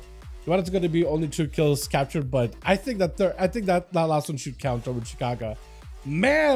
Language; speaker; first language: English; native; English